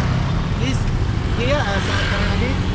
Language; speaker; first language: English; non-native, learner; Indonesian